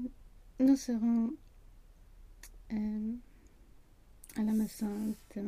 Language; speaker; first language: French; non-native, learner; Swedish